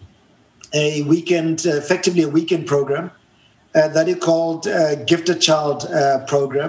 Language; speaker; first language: English; non-native, local second language; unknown